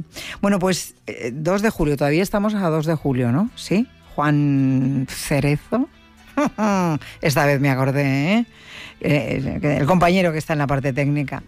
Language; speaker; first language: Spanish; native; Spanish